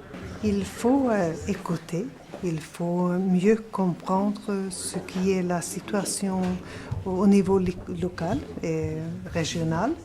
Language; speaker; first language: French; non-native, learner; Swedish